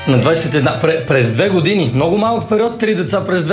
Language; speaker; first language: Bulgarian; native; Bulgarian